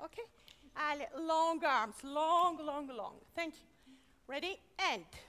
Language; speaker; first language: English; non-native, learner; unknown